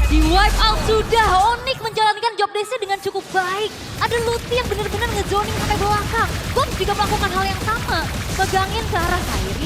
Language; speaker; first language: Indonesian; native; Indonesian